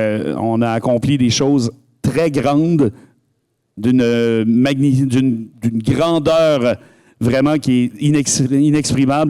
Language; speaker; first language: French; native; French